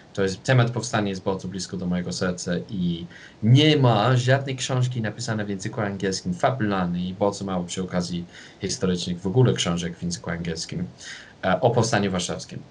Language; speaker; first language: Polish; non-native, fluent; English